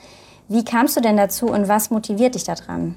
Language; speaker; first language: German; native; German